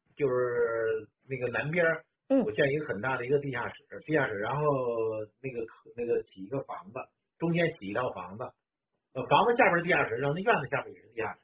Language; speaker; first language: Chinese; native; Chinese